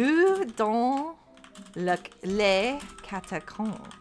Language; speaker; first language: French; non-native, learner; English